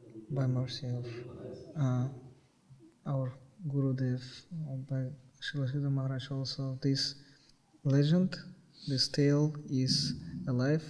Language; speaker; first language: English; non-native, fluent; Russian